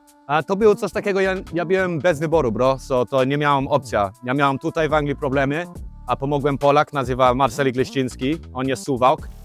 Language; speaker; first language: Polish; non-native, learner; English